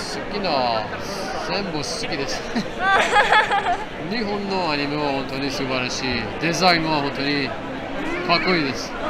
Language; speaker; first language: Japanese; non-native, learner; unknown